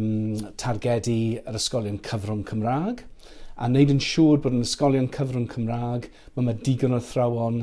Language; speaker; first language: Welsh; non-native, fluent; English